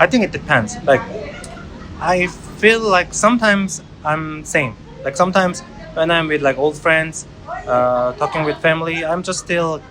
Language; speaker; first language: English; non-native, learner; Korean